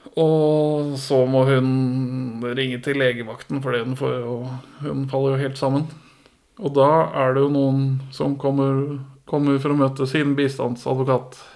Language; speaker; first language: Norwegian; early bilingual, other home language; Persian